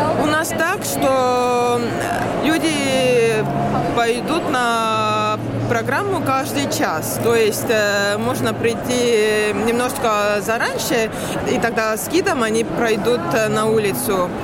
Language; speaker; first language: Russian; non-native, learner; Estonian